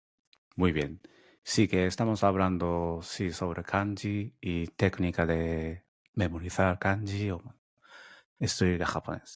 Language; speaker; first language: Spanish; non-native, fluent; Japanese